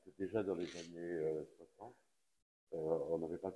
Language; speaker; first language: French; native; French